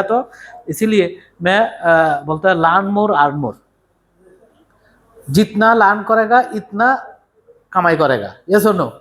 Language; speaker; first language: Hindi; non-native, learner; Bangla